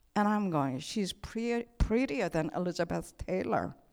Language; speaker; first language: English; non-native, fluent; Korean